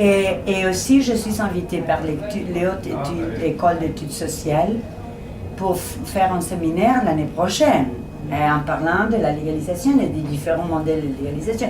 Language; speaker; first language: French; non-native, fluent; Spanish